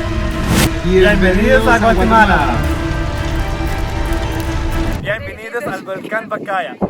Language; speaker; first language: Spanish; non-native, learner; Arabic